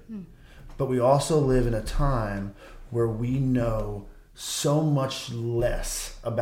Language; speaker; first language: English; native; English